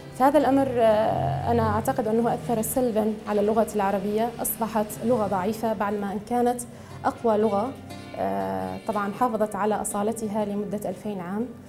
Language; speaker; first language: Arabic; native; Arabic